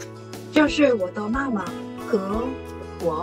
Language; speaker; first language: Chinese; non-native, learner; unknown